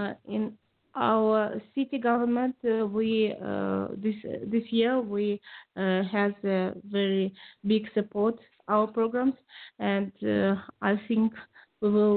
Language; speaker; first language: English; non-native, learner; Kazakh